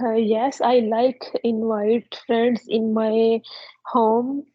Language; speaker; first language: English; non-native, learner; Punjabi